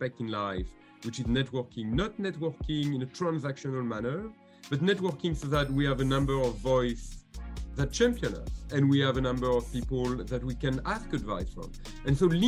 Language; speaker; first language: English; non-native, fluent; French